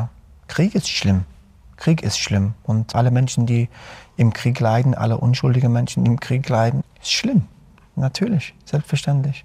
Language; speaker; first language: German; non-native, fluent; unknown